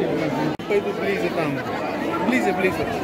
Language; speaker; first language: Russian; non-native, learner; Hindi